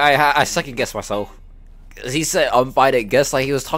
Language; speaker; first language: English; native; English